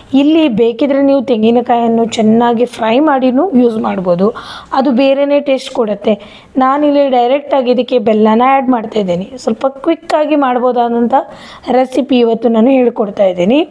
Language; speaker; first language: Kannada; non-native, local second language; Konkani